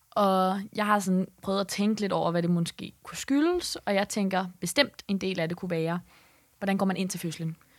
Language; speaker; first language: Danish; native; Danish